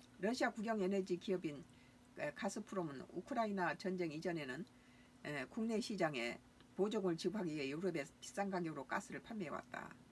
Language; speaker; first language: Korean; native; Korean